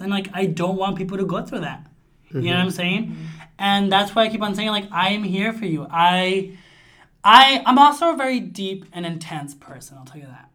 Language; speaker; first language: English; early bilingual, other home language; Spanish